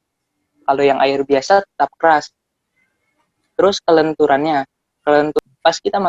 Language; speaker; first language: Indonesian; native; Indonesian